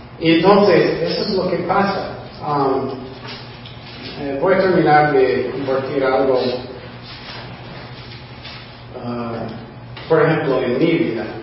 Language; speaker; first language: Spanish; non-native, fluent; English